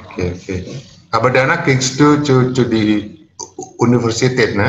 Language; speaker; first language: German; non-native, learner; Indonesian